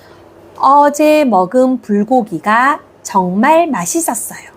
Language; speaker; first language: Korean; non-native, fluent; Thai